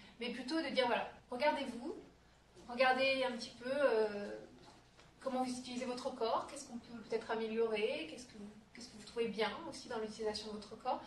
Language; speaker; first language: French; native; French